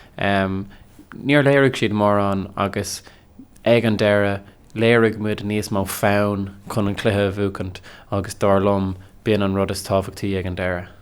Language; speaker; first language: Irish; non-native, local second language; English